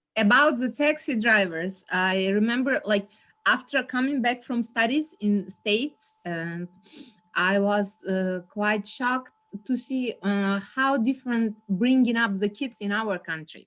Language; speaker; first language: English; non-native, fluent; Russian